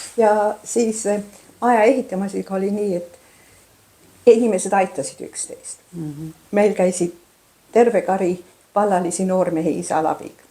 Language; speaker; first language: Estonian; early bilingual, heritage; Estonian